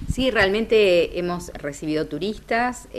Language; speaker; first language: Spanish; native; Spanish